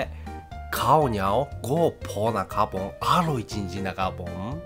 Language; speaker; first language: Thai; non-native, learner; Japanese